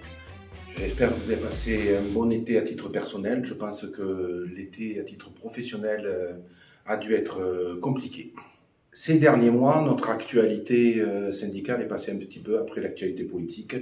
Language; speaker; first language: French; native; French